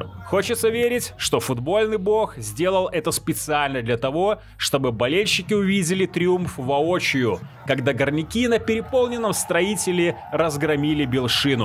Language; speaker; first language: Russian; native; Russian